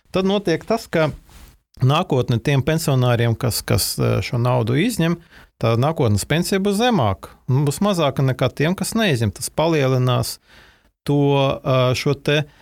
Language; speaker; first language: Latvian; non-native, local second language; Russian